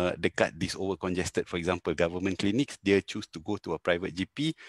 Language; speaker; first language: English; non-native, local second language; Tamil